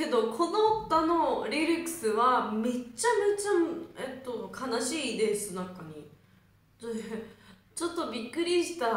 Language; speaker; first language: Japanese; non-native, learner; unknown